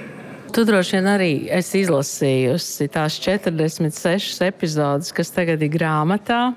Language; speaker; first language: Latvian; native; Latvian